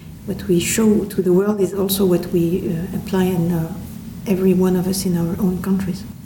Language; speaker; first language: English; non-native, fluent; French